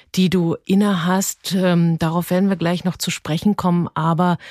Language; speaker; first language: German; native; German